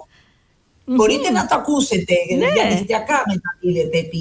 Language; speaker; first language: Greek; non-native, fluent; Spanish